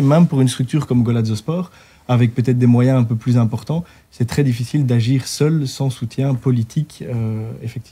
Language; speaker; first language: French; native; French